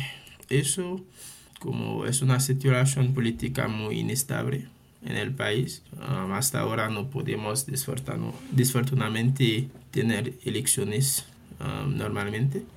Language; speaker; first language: Spanish; non-native, fluent; Haitian Creole